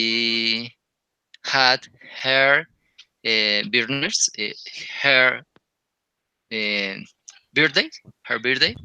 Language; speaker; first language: English; non-native, learner; Spanish